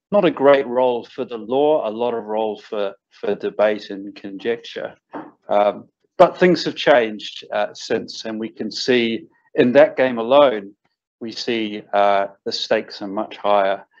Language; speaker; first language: English; native; English